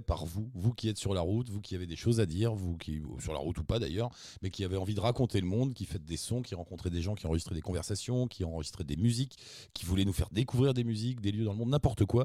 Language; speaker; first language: French; native; French